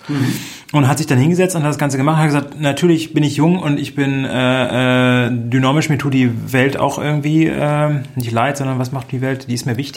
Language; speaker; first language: German; native; German